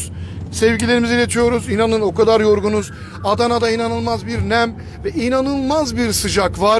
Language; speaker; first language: Turkish; native; Turkish